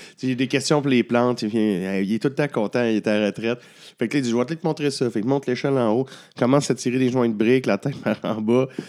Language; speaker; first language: French; native; French